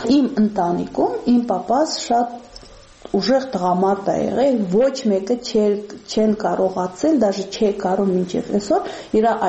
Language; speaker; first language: Armenian; non-native, fluent; Uzbek